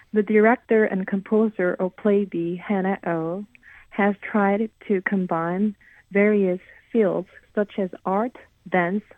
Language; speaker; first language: English; non-native, fluent; Korean